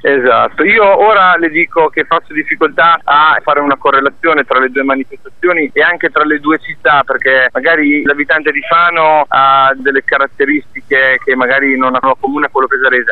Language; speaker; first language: Italian; native; Italian